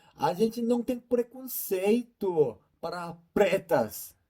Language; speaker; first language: Portuguese; non-native, learner; Korean